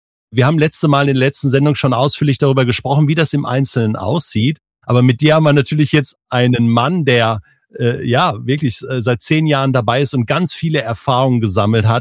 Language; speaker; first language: German; native; German